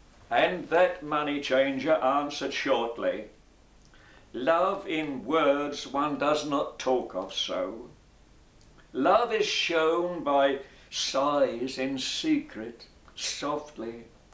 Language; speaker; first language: English; native; English